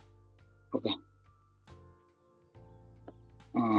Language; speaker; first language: French; non-native, learner; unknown